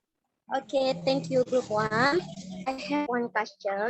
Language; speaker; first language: English; non-native, learner; Indonesian